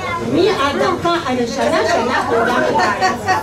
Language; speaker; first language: Hebrew; non-native, fluent; Russian